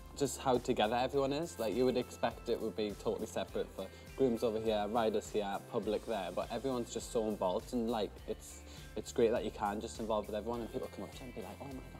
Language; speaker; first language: English; native; English